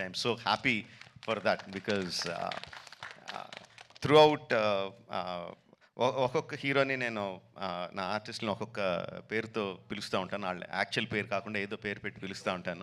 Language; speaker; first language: Telugu; native; Telugu